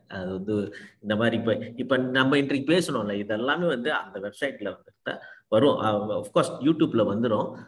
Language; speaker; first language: Tamil; early bilingual, heritage; Tamil